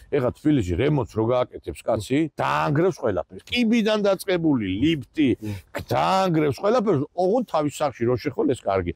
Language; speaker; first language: Georgian; native; Georgian